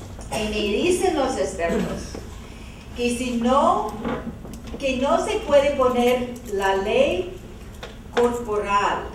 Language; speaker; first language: Spanish; non-native, learner; English